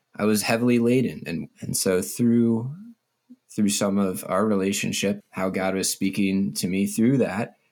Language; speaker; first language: English; native; English